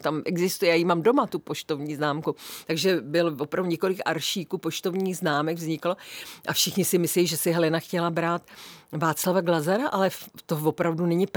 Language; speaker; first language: Czech; native; Czech